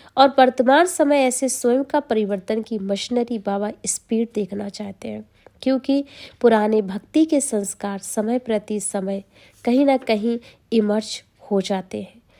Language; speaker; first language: Hindi; native; Hindi